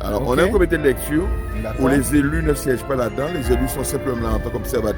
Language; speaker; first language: French; native; French